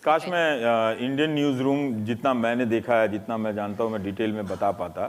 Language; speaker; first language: Hindi; native; Hindi